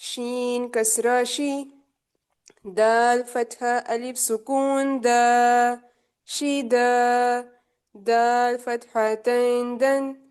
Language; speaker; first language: Arabic; non-native, learner; Urdu